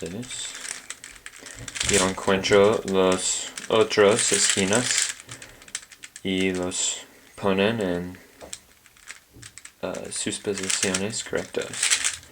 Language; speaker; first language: Spanish; non-native, learner; English